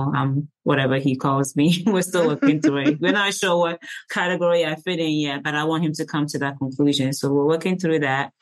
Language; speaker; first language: English; early bilingual, other home language; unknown